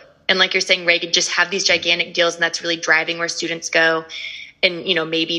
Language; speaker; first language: English; native; English